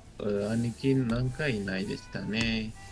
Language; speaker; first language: Japanese; non-native, learner; Spanish